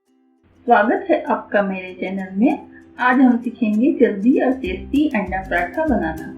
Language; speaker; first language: Hindi; native; Hindi